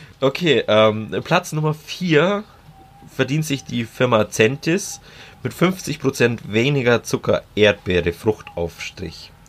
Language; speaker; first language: German; native; German